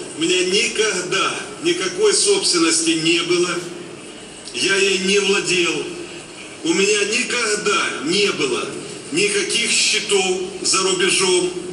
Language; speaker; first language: Russian; native; Russian